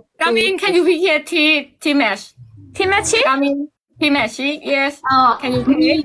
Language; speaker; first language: English; non-native, learner; Korean